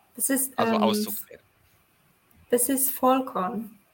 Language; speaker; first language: German; non-native, fluent; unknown